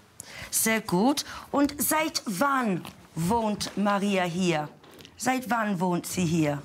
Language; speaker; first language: German; non-native, fluent; English